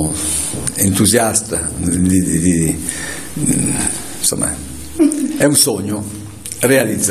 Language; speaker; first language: Italian; native; Italian